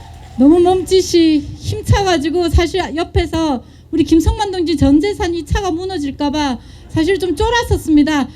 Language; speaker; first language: Korean; native; Korean